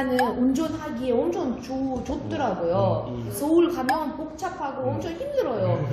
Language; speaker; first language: Korean; non-native, fluent; Uzbek